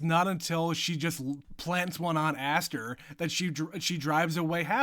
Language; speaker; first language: English; native; English